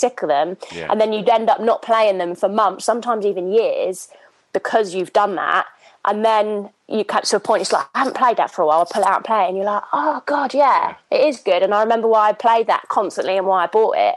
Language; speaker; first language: English; native; English